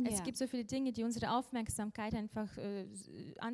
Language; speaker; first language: German; non-native, fluent; Russian